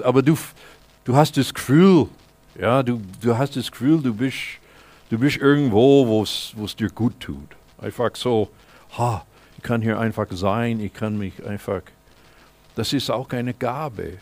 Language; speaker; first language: German; non-native, fluent; English